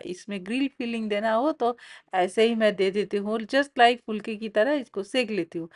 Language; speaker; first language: Hindi; non-native, local second language; Bangla